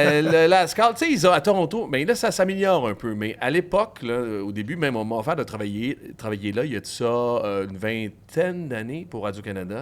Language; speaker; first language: French; native; French